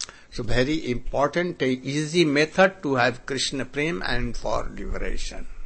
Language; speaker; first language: English; non-native, local second language; Hindi